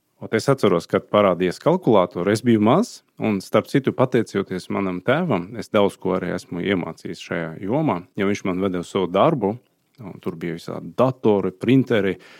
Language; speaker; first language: Latvian; non-native, fluent; Azerbaijani